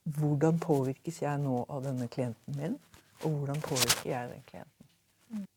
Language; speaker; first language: Norwegian; native; Norwegian